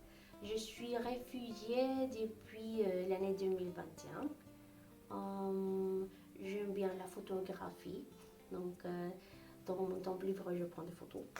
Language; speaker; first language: French; non-native, fluent; Spanish